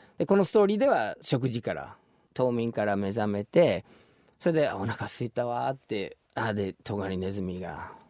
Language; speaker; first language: Japanese; non-native, fluent; English